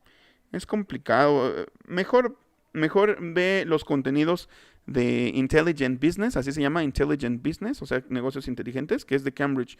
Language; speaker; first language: Spanish; native; Spanish